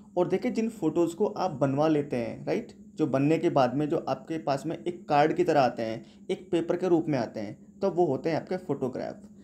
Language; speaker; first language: Hindi; native; Hindi